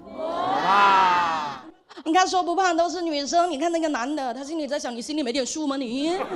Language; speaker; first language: Chinese; non-native, local second language; Hakka Chinese